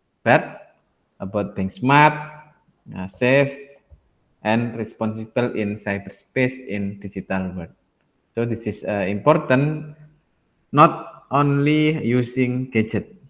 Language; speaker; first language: English; non-native, learner; Indonesian